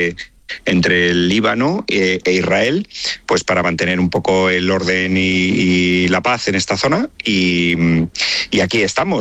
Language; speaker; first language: Spanish; native; Spanish